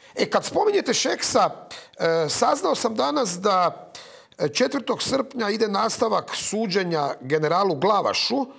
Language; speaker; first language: Croatian; native; Croatian